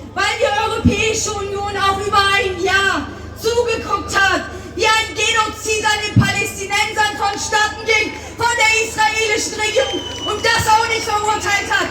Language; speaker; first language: German; early bilingual, other home language; Turkish